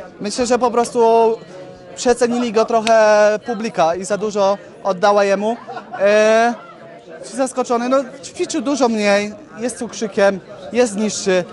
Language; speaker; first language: Polish; native; Polish